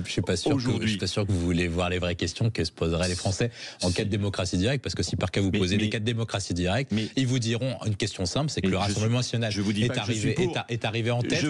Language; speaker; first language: French; native; French